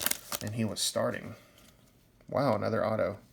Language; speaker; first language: English; native; English